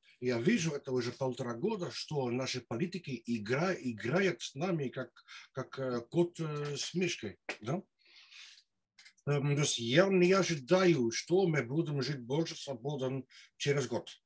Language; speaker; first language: Russian; non-native, learner; Dutch